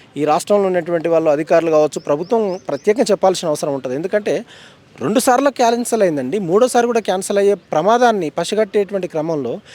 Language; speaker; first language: Telugu; native; Telugu